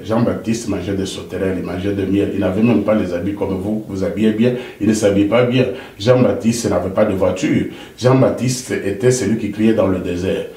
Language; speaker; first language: French; non-native, local second language; Lingala